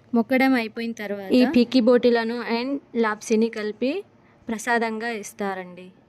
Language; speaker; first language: Telugu; non-native, local second language; Lambadi